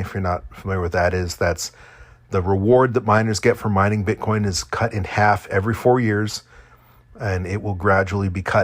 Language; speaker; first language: English; native; English